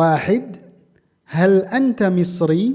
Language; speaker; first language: Arabic; non-native, fluent; Indonesian